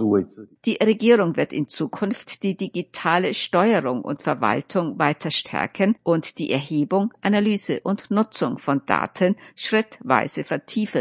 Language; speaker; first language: German; native; German